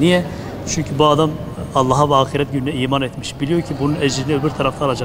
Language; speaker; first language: Turkish; native; Turkish